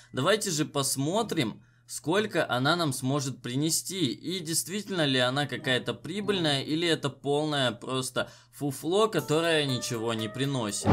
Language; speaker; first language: Russian; native; Russian